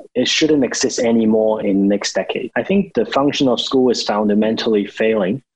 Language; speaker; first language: English; non-native, local second language; Cantonese